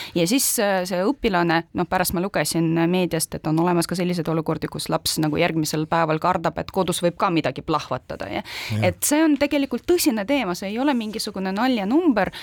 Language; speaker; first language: Estonian; non-native, local second language; Russian